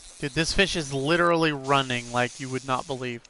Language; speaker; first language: English; native; English